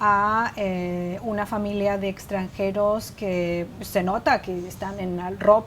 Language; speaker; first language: Spanish; non-native, fluent; Chinese